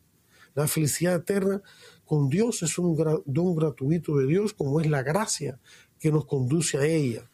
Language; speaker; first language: Spanish; native; Spanish